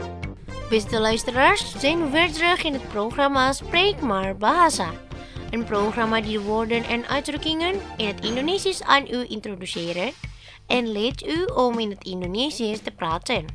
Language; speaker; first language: Dutch; non-native, learner; Indonesian